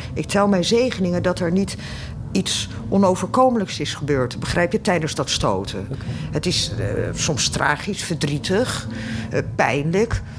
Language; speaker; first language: Dutch; early bilingual, other home language; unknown